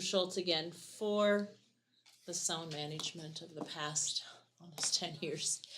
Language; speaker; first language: English; native; English